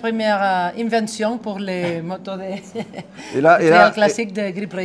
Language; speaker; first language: French; non-native, fluent; Spanish